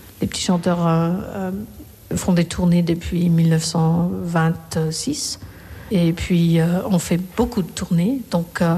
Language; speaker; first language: French; non-native, fluent; Korean